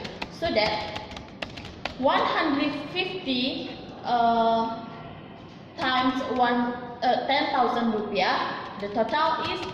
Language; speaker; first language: English; non-native, learner; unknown